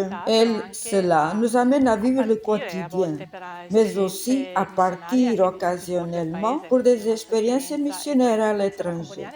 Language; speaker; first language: French; non-native, fluent; Italian